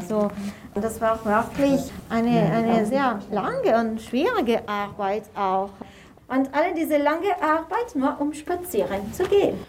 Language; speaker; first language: German; non-native, fluent; Italian